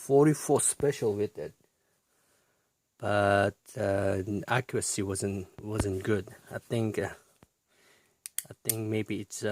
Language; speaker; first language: English; non-native, fluent; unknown